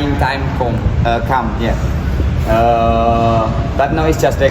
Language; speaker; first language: English; non-native, learner; Indonesian